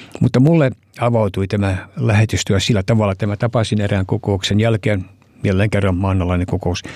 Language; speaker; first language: Finnish; early bilingual, heritage; Finnish